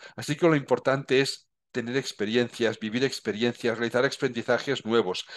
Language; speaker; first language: Spanish; non-native, local second language; Catalan